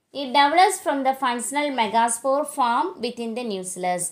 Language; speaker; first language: English; non-native, local second language; Tamil